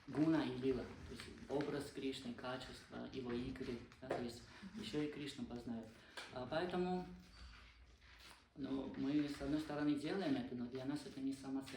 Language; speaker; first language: Russian; non-native, fluent; Armenian